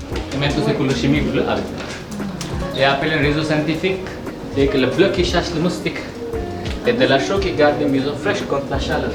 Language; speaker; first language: French; non-native, fluent; Hindi